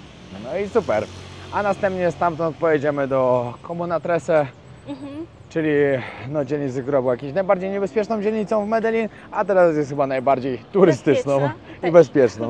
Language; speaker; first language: Polish; native; Polish